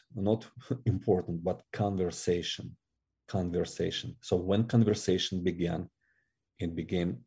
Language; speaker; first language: English; non-native, fluent; Russian